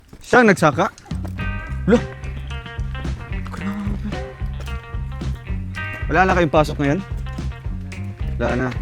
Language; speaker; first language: Filipino; non-native, local second language; Cebuano